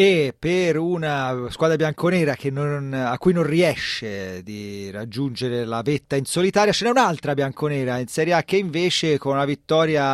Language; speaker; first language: Italian; native; Italian